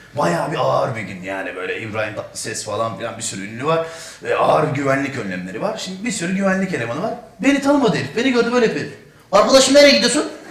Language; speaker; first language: Turkish; native; Turkish